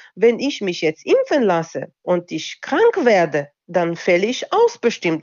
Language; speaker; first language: German; non-native, local second language; Bulgarian